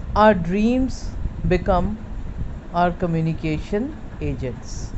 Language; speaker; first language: English; non-native, local second language; Punjabi